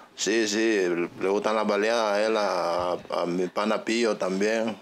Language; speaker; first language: Spanish; native; Spanish